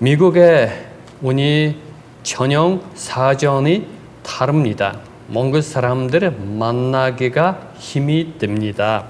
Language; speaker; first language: Korean; non-native, learner; Mongolian